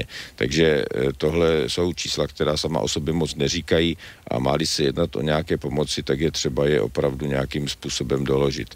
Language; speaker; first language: Czech; native; Czech